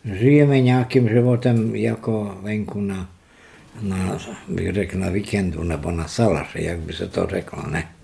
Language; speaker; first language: Czech; early bilingual, heritage; Serbian